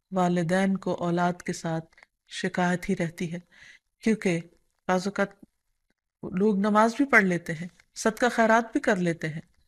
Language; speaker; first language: Urdu; native; Urdu